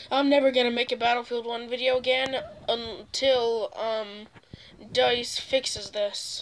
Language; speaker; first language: English; native; English